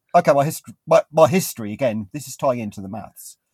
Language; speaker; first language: English; native; English